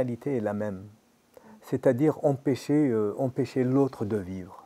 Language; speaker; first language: French; non-native, local second language; Arabic